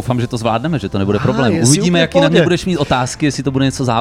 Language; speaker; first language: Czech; native; Czech